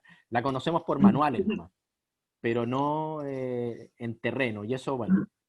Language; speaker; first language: Spanish; native; Spanish